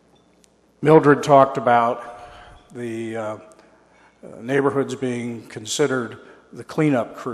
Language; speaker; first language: English; native; English